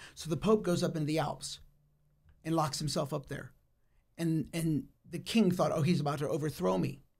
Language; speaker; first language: English; native; English